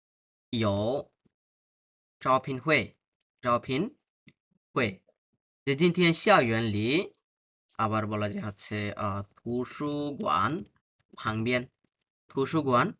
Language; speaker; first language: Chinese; non-native, fluent; Bangla